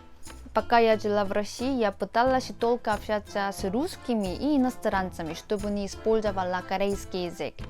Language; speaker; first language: Russian; non-native, fluent; Korean